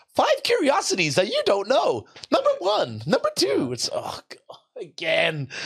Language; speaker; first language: English; native; English